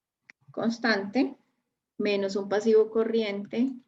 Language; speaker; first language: Spanish; native; Spanish